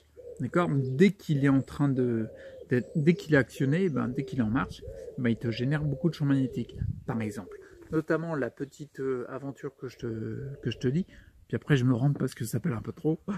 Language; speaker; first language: French; native; French